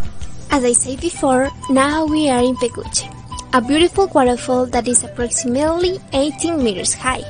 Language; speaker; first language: English; non-native, learner; Spanish